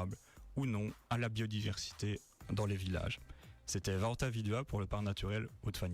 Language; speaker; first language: French; native; French